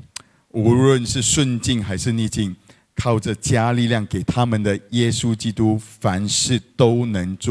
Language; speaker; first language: Chinese; native; Chinese